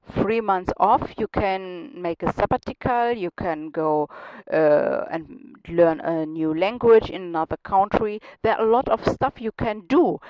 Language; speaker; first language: English; non-native, learner; German